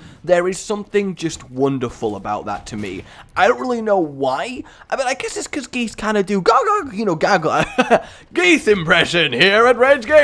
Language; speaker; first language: English; native; English